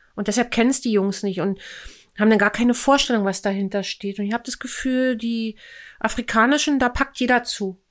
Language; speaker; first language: German; native; German